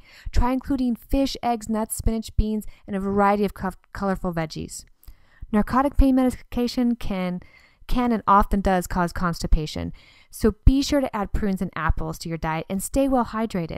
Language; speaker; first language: English; native; English